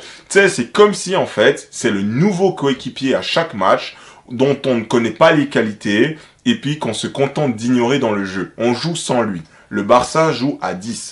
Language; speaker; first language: French; native; French